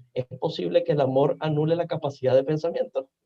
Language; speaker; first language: Spanish; native; Spanish